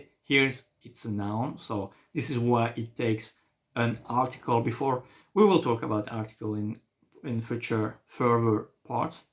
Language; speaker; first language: English; non-native, fluent; French